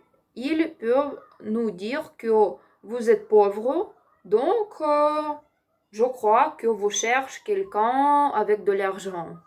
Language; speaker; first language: French; non-native, learner; Ukrainian